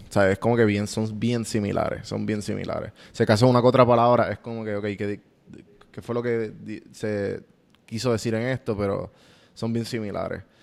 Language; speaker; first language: Spanish; native; Spanish